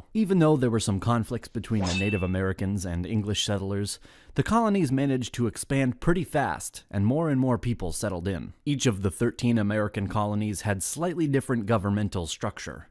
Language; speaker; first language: English; non-native, fluent; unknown